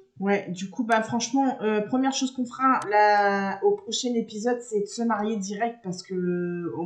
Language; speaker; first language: French; native; French